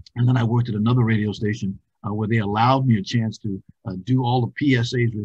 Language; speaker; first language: English; native; English